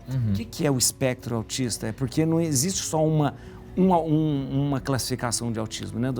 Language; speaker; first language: Portuguese; native; Portuguese